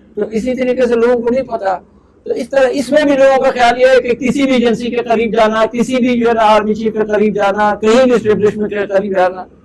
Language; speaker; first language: Urdu; non-native, local second language; Pashto